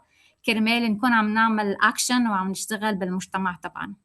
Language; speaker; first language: Arabic; native; Arabic